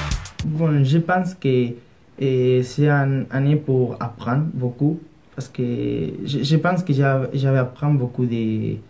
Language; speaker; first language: French; non-native, learner; Spanish